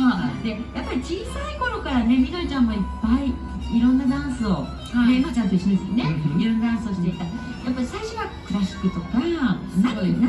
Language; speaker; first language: Japanese; native; Japanese